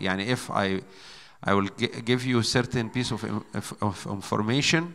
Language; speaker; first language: English; non-native, learner; Arabic